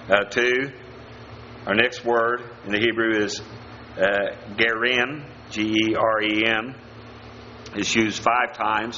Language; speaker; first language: English; native; English